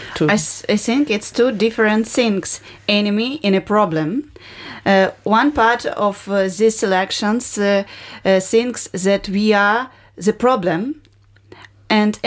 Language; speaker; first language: English; non-native, learner; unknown